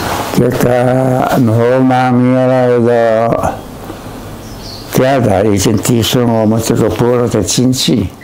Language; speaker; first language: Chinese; non-native, local second language; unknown